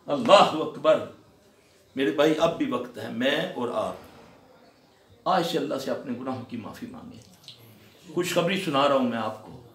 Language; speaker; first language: Urdu; native; Urdu